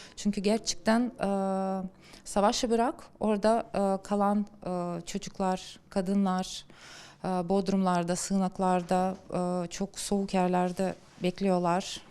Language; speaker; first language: Turkish; non-native, fluent; Ukrainian